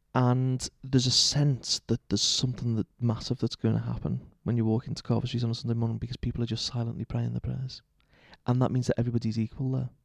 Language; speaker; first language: English; native; English